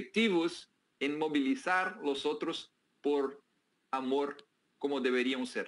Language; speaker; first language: Spanish; non-native, fluent; Portuguese